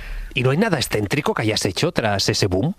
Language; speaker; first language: Spanish; native; Spanish